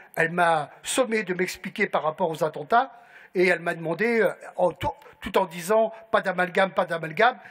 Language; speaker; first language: French; native; French